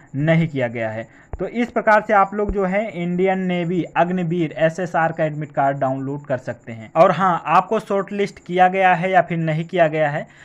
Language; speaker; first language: Hindi; native; Hindi